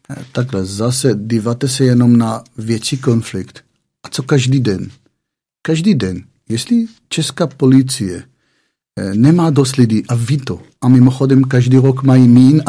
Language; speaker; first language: Czech; non-native, fluent; Hebrew